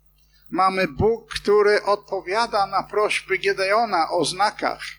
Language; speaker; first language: Polish; non-native, fluent; English